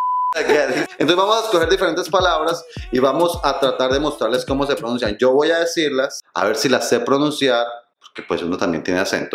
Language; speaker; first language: Spanish; native; Spanish